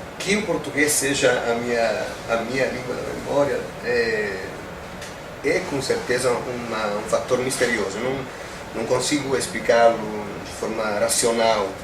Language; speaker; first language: Portuguese; non-native, fluent; Italian